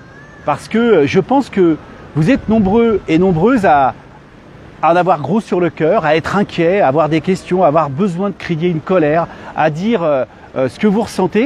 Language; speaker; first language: French; native; French